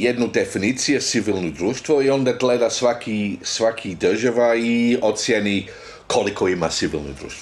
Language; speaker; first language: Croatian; non-native, fluent; English